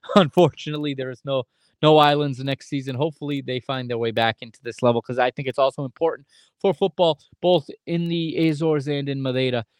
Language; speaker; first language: English; native; English